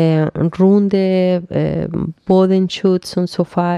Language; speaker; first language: German; non-native, fluent; Spanish